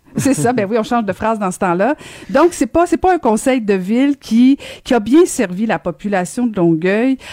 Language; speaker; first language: French; native; French